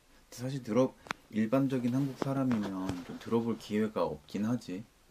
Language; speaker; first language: Korean; native; Korean